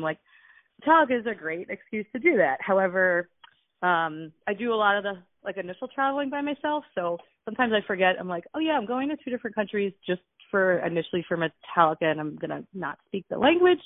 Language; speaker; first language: English; native; English